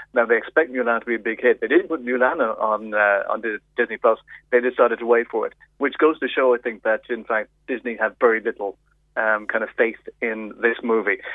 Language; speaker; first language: English; native; English